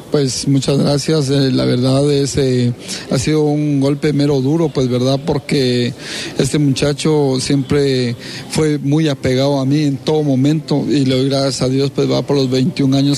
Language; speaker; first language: Spanish; native; Spanish